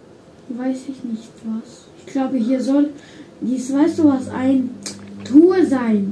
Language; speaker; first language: German; early bilingual, other home language; Russian